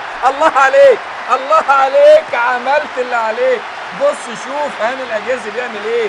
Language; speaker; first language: Arabic; native; Arabic